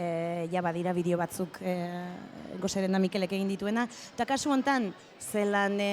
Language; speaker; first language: Basque; native; Basque